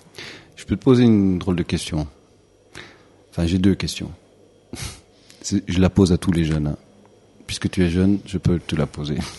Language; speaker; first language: French; native; French